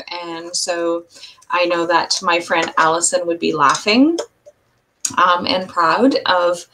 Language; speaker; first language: English; native; English